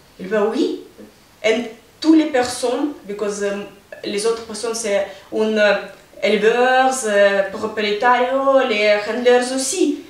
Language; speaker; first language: French; non-native, learner; Ukrainian